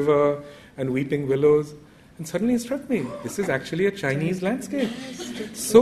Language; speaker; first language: English; non-native, local second language; Bangla